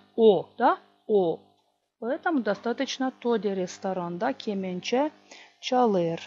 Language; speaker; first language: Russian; non-native, local second language; Gagauz